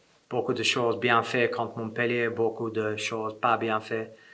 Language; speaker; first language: French; non-native, fluent; English